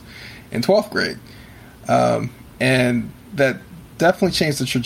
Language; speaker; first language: English; native; English